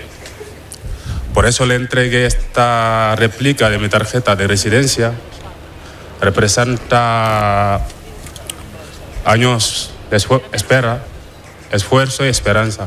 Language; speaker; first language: Spanish; non-native, fluent; Wolof